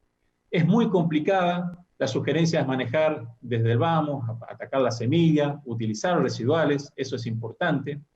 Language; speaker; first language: Spanish; native; Spanish